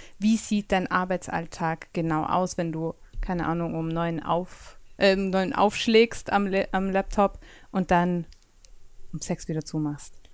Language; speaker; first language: German; native; German